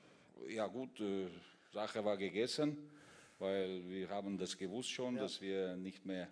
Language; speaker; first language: German; non-native, fluent; Russian